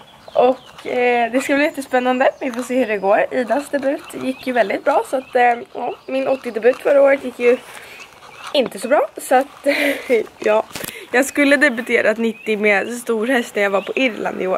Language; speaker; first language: Swedish; native; Swedish